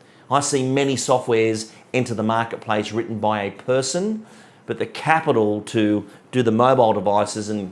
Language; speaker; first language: English; native; English